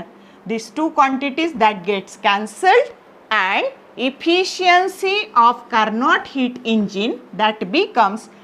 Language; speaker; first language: English; non-native, local second language; Marathi